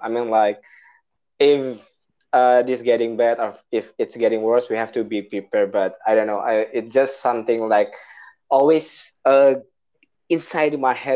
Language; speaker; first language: English; non-native, learner; Indonesian